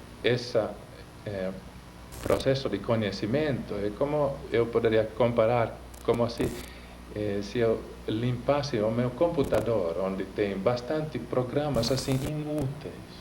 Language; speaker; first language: Portuguese; non-native, fluent; Finnish